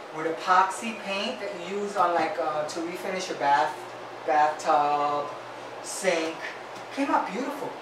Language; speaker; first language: English; early bilingual, other home language; Spanish